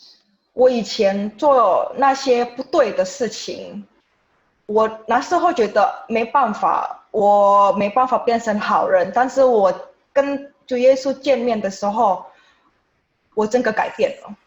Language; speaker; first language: Chinese; non-native, fluent; Indonesian